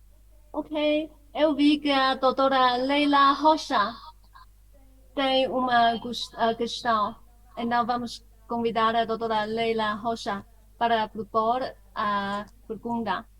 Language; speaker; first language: Portuguese; non-native, fluent; Chinese